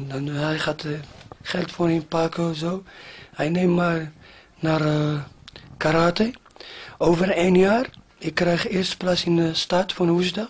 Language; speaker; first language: Dutch; non-native, learner; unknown